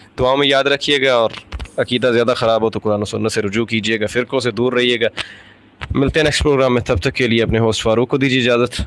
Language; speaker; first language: Urdu; native; Urdu